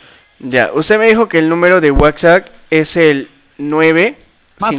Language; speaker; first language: Spanish; native; Spanish